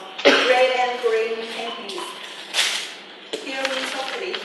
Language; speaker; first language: English; non-native, learner; Chinese